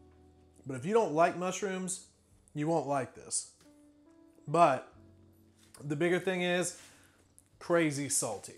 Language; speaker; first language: English; native; English